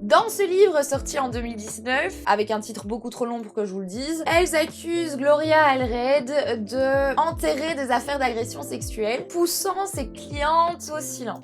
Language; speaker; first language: French; native; French